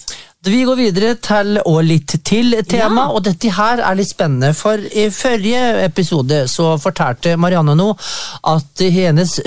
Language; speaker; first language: Norwegian; native; Norwegian